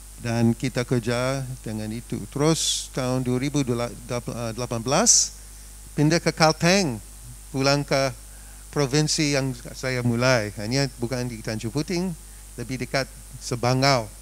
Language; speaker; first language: Indonesian; non-native, fluent; English